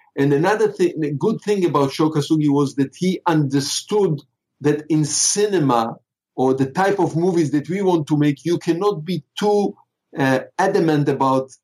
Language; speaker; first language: English; non-native, fluent; Hebrew